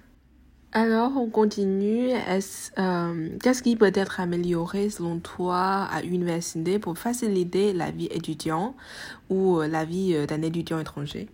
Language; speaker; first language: French; non-native, fluent; Chinese